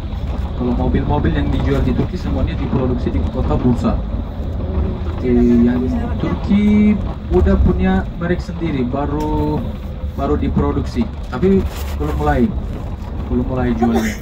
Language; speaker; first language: Indonesian; non-native, fluent; Turkish